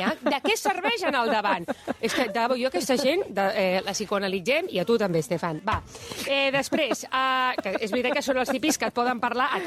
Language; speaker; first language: Catalan; native; Catalan